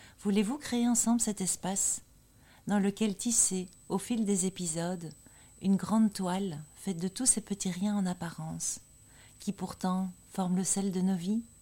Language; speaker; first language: French; native; French